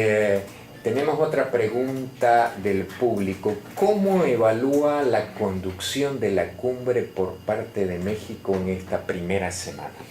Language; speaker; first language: Spanish; native; Spanish